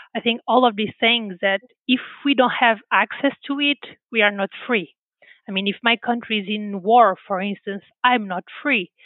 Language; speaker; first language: English; non-native, fluent; Portuguese